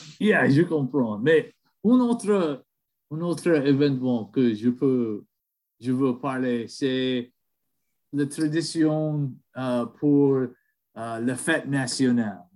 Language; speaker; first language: French; non-native, learner; English